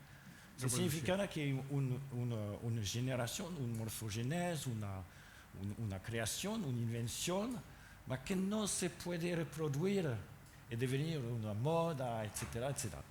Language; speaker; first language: Spanish; non-native, learner; French